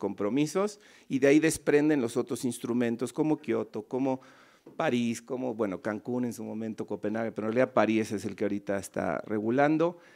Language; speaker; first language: Spanish; native; Spanish